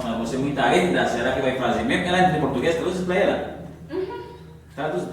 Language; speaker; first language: Portuguese; non-native, learner; Haitian Creole